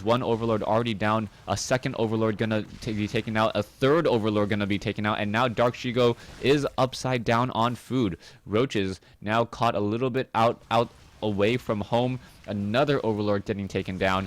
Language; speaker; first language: English; native; English